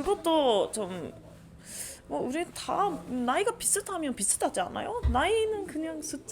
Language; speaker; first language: Korean; non-native, fluent; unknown